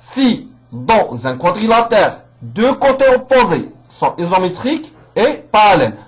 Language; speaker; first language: French; non-native, local second language; Arabic